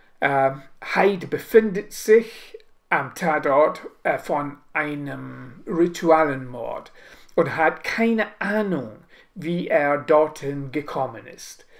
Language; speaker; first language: German; non-native, learner; English